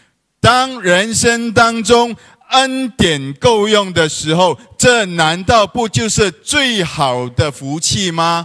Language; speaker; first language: Chinese; native; Chinese